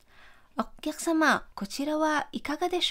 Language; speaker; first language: Japanese; non-native, fluent; Filipino